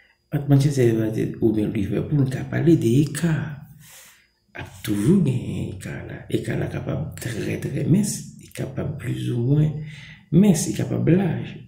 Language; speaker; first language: French; non-native, local second language; Haitian Creole